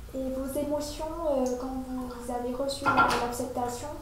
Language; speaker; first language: French; non-native, fluent; Vietnamese